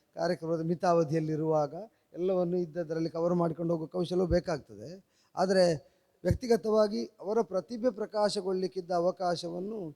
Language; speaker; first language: Kannada; native; Kannada